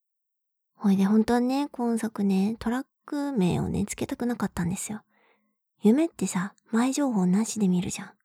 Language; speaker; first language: Japanese; native; Japanese